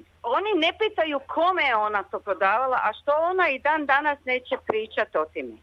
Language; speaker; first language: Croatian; early bilingual, other home language; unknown